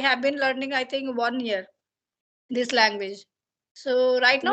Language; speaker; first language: English; non-native, learner; Hindi